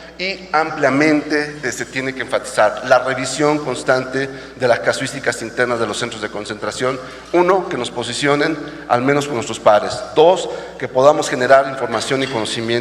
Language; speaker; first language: Spanish; native; Spanish